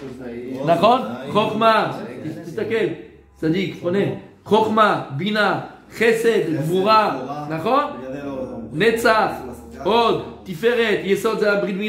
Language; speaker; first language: Hebrew; non-native, fluent; French